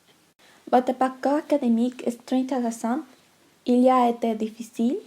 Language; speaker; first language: French; non-native, learner; Spanish